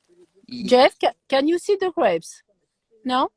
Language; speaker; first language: English; non-native, learner; French